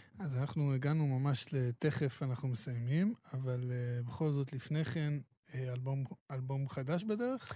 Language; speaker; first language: Hebrew; native; Hebrew